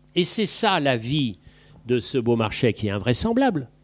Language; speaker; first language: French; native; French